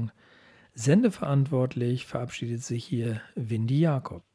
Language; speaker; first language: German; native; German